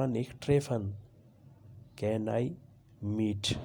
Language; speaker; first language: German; non-native, fluent; Urdu